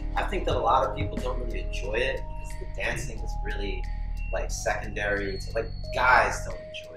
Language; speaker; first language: English; native; English